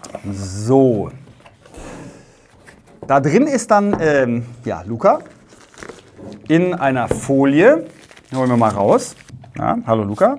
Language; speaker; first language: German; native; German